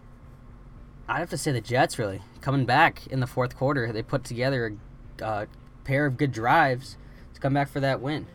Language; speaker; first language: English; native; English